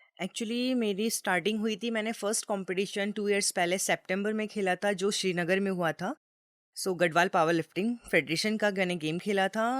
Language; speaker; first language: Hindi; native; Hindi